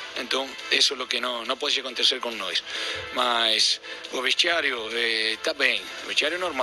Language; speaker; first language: Portuguese; non-native, fluent; Spanish